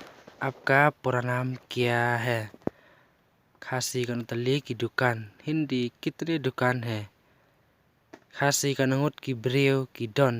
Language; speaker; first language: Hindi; non-native, local second language; Khasi